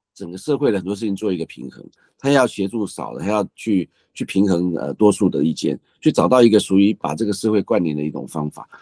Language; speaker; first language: Chinese; native; Chinese